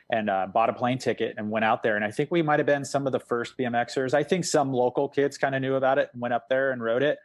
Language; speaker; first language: English; native; English